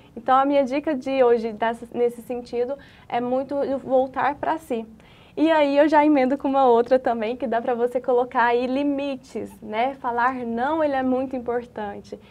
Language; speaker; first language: Portuguese; native; Portuguese